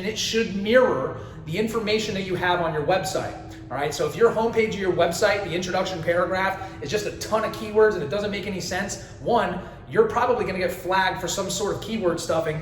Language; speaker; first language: English; native; English